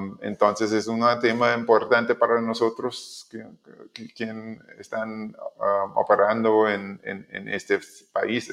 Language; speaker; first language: Spanish; non-native, learner; English